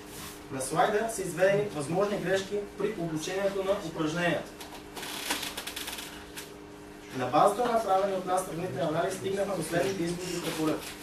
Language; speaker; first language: Bulgarian; native; Bulgarian